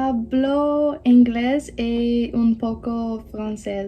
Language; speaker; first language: Spanish; non-native, learner; English